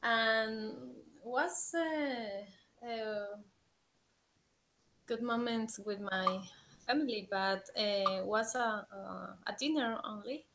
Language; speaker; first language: English; non-native, learner; Spanish